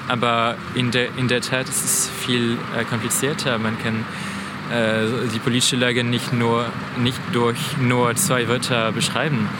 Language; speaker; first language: German; non-native, fluent; French